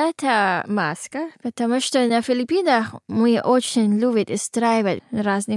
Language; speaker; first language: Russian; non-native, learner; Filipino